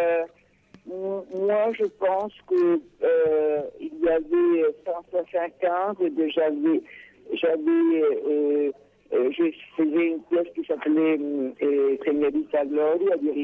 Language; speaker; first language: French; non-native, fluent; Spanish